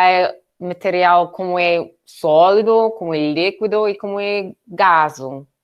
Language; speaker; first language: Portuguese; non-native, learner; English